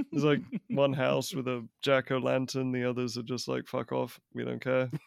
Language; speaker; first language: English; native; English